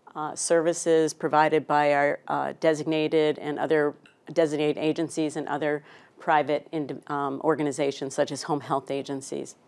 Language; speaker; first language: English; native; English